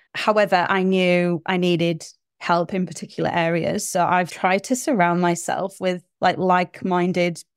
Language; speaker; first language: English; native; English